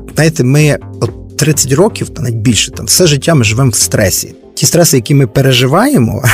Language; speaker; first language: Ukrainian; native; Ukrainian